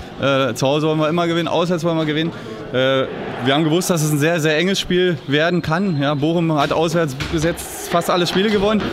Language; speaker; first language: German; native; German